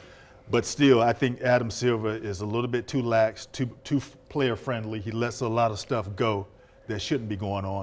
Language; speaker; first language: English; native; English